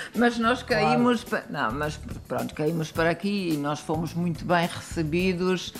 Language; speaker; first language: Portuguese; non-native, fluent; German